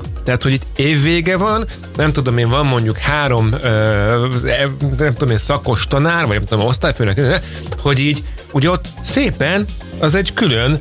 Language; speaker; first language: Hungarian; native; Hungarian